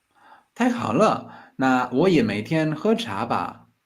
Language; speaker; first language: Chinese; non-native, learner; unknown